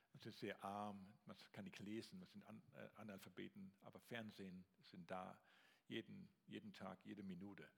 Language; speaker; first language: German; non-native, learner; Danish